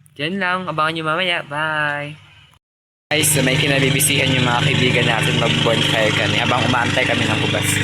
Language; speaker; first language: Filipino; non-native, local second language; Cebuano